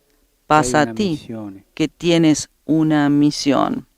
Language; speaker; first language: Spanish; native; Spanish